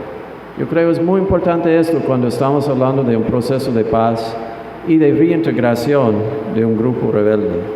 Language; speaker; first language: Spanish; non-native, fluent; English